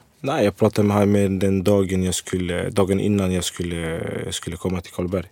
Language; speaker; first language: Swedish; early bilingual, other home language; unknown